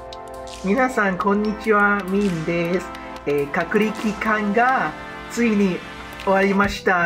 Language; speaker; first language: Japanese; non-native, fluent; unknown